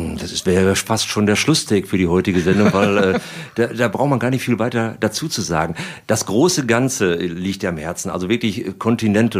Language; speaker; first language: German; native; German